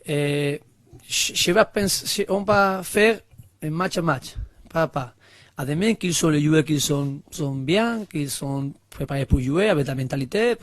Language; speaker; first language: French; non-native, learner; Spanish